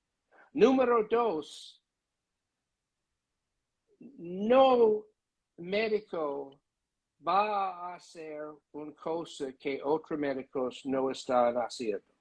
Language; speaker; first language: Spanish; non-native, learner; English